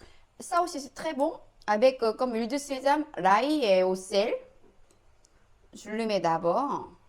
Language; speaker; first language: French; non-native, learner; Korean